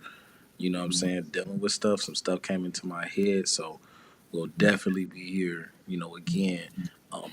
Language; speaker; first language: English; native; English